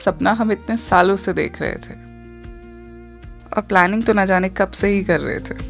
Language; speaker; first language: Hindi; native; Hindi